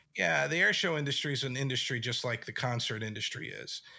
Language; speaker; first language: English; native; English